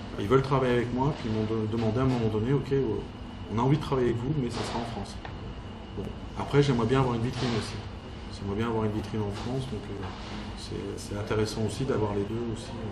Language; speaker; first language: French; early bilingual, heritage; French